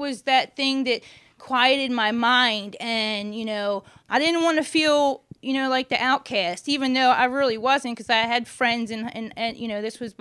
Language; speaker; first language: English; native; English